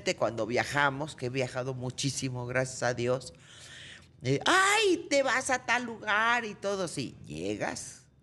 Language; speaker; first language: Spanish; native; Spanish